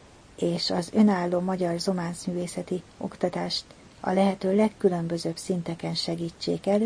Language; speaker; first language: Hungarian; native; Hungarian